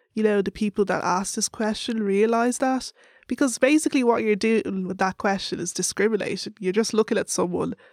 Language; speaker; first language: English; native; English